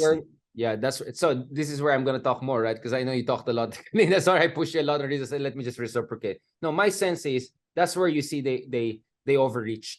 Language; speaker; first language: English; non-native, local second language; Filipino